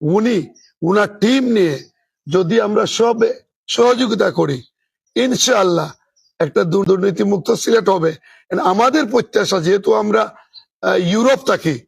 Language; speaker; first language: Bangla; native; Bangla